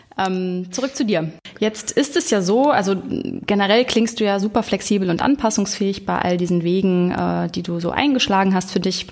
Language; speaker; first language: German; native; German